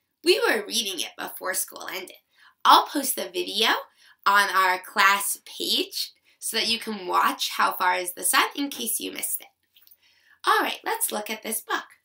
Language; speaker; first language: English; native; English